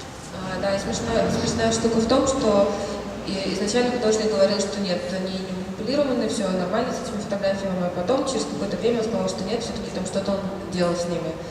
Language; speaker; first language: Russian; native; Russian